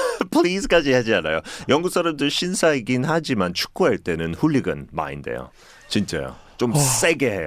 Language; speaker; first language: Korean; non-native, fluent; English